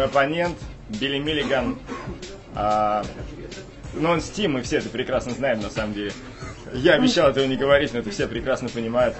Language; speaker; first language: Russian; native; Russian